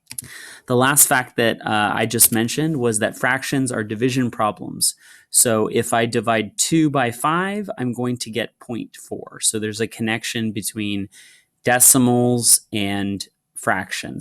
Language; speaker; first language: English; native; English